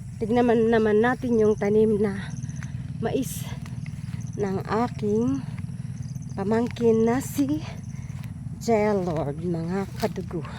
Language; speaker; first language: Filipino; non-native, local second language; Iloko